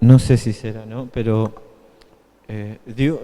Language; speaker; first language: Spanish; native; Spanish